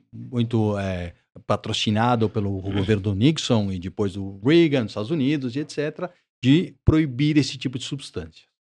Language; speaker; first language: Portuguese; early bilingual, other home language; Spanish